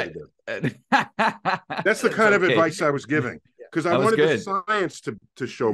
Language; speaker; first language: English; native; English